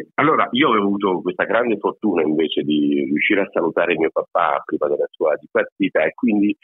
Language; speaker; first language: Italian; native; Italian